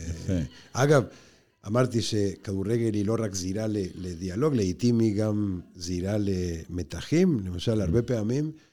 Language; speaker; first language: Hebrew; non-native, fluent; Spanish